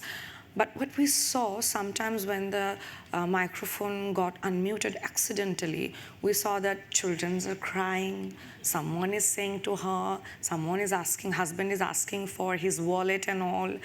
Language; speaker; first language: English; non-native, local second language; Bangla